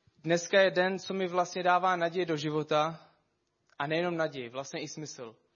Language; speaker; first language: Czech; non-native, fluent; Arabic